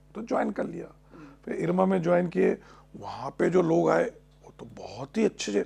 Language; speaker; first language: Hindi; non-native, local second language; Punjabi